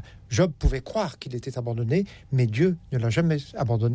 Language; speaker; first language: French; native; French